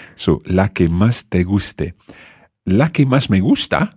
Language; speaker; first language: Spanish; non-native, fluent; English